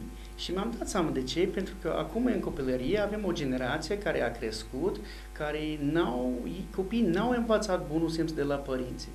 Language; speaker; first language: Romanian; non-native, fluent; English